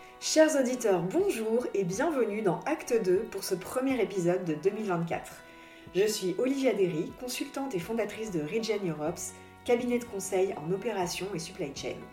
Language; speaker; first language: French; native; French